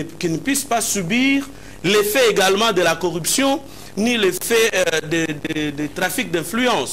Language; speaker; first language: French; non-native, local second language; Lingala